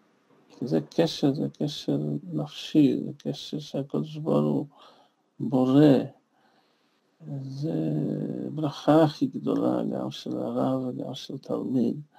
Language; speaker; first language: Hebrew; non-native, fluent; Russian